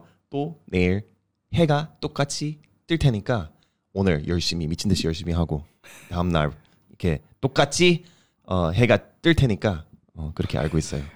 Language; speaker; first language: Korean; non-native, fluent; English